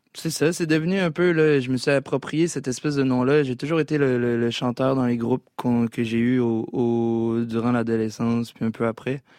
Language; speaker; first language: French; native; French